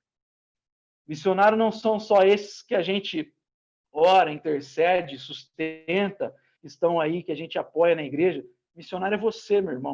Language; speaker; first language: Portuguese; native; Portuguese